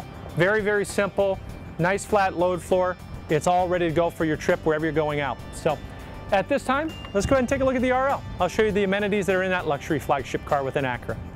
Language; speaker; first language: English; native; English